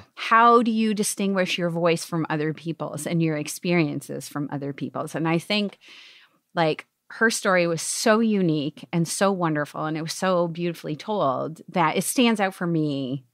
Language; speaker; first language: English; native; English